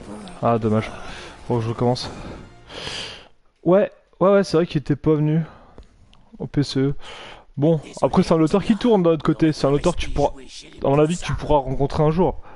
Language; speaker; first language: French; native; French